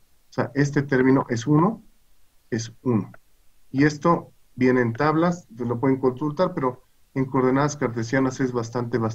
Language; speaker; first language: Spanish; native; Spanish